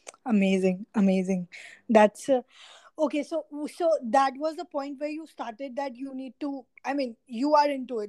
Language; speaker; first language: English; non-native, local second language; Hindi